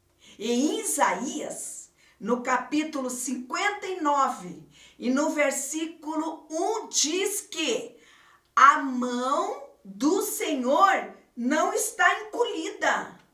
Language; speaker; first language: Portuguese; native; Portuguese